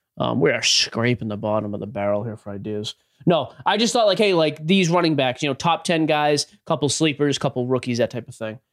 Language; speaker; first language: English; native; English